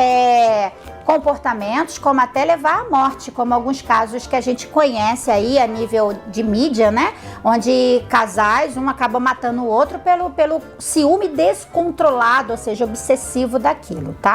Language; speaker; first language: Portuguese; native; Portuguese